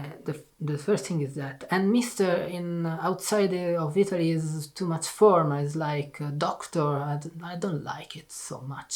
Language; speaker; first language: English; non-native, learner; Italian